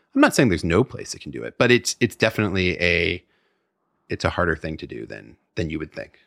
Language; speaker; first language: English; native; English